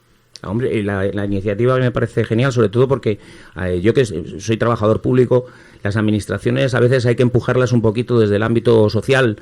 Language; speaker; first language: Spanish; native; Spanish